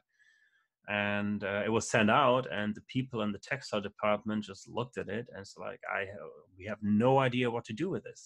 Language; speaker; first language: English; non-native, fluent; German